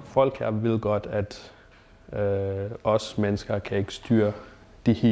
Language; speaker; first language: Danish; non-native, learner; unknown